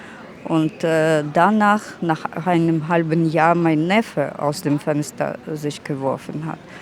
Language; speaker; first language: German; non-native, fluent; Russian